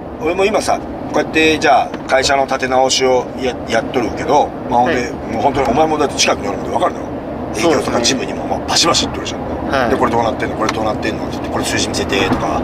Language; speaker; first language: Japanese; native; Japanese